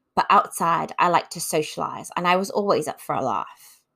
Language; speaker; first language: English; native; English